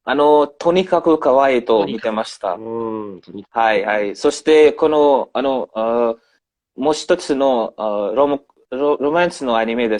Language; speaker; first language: Japanese; non-native, learner; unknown